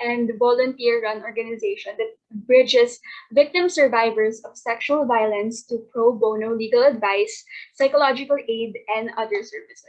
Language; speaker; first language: English; non-native, local second language; Filipino